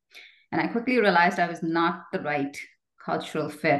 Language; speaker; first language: English; non-native, local second language; Hindi